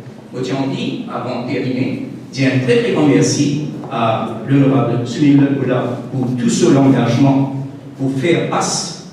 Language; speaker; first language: French; non-native, local second language; Morisyen